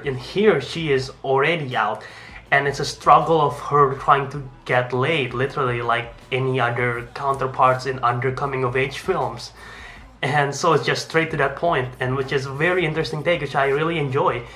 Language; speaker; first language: English; non-native, fluent; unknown